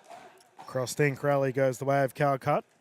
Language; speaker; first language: English; native; English